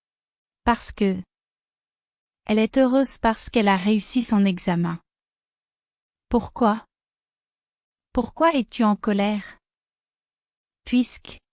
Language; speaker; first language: French; non-native, fluent; Spanish